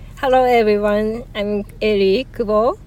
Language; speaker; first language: English; non-native, learner; Japanese